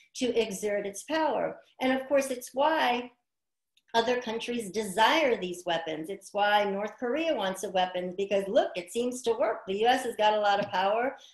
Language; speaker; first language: English; native; English